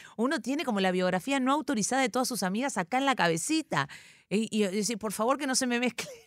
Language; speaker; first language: Spanish; native; Spanish